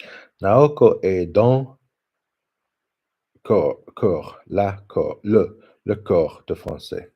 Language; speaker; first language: French; non-native, learner; English